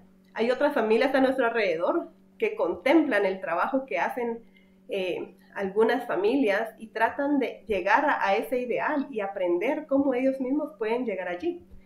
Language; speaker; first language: Spanish; native; Spanish